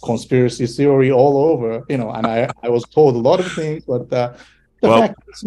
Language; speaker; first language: English; non-native, fluent; Japanese